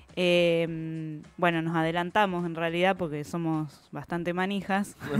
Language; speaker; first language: Spanish; native; Spanish